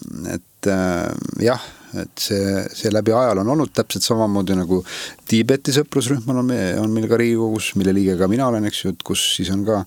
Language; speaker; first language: Estonian; native; Estonian